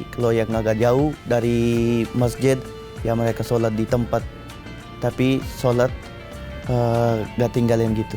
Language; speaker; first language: Indonesian; non-native, learner; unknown